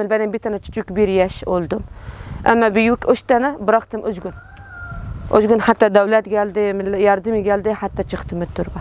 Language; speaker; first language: Turkish; non-native, learner; Arabic